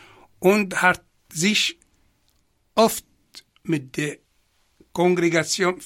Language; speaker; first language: German; non-native, fluent; Arabic